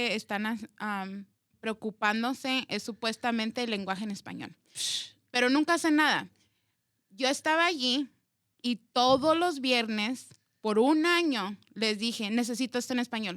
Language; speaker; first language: Spanish; early bilingual, heritage; Spanish